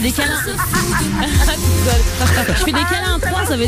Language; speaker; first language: French; native; French